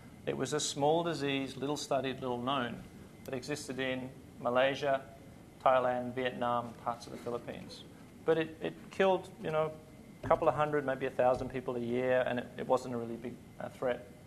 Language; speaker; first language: English; native; English